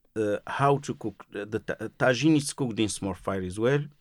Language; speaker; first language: English; non-native, learner; Arabic